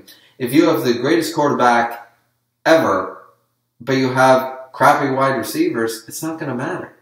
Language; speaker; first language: English; native; English